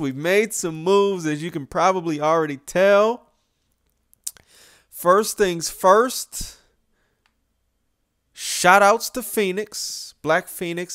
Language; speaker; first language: English; native; English